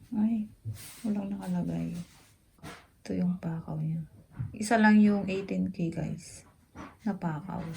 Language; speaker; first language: Filipino; native; Filipino